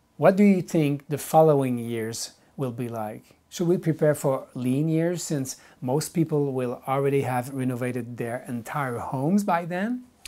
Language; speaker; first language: English; non-native, fluent; French